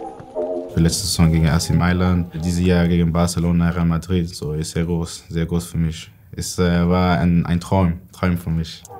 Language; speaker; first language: German; non-native, learner; Swedish